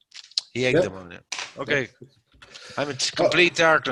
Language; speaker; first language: English; native; English